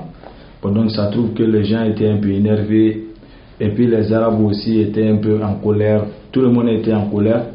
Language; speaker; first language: French; non-native, local second language; Bambara